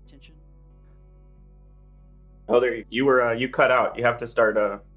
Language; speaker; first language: English; native; English